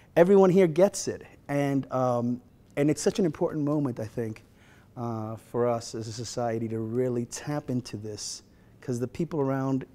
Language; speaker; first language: English; native; English